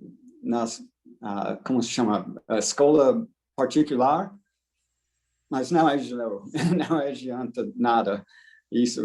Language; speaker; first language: Portuguese; non-native, fluent; English